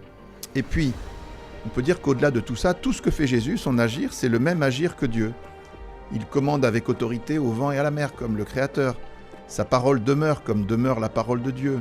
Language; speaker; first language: French; native; French